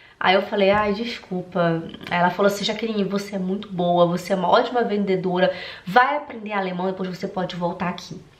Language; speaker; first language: Portuguese; native; Portuguese